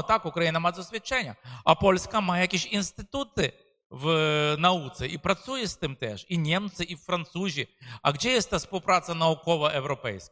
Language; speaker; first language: Polish; non-native, fluent; Ukrainian